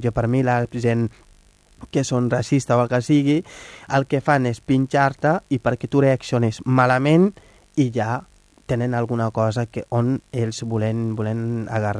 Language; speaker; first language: Catalan; non-native, fluent; Wolof